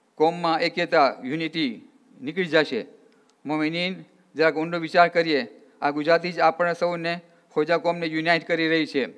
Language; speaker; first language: Gujarati; early bilingual, heritage; Gujarati